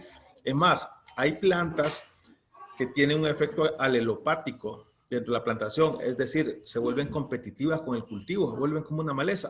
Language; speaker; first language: Spanish; native; Spanish